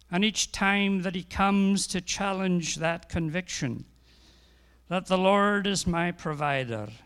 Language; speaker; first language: English; native; English